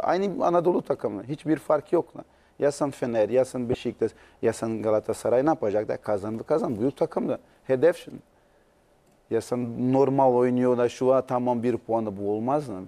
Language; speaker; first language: Turkish; non-native, learner; Portuguese